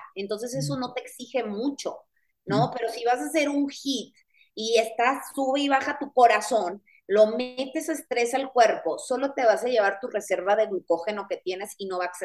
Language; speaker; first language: Spanish; native; Spanish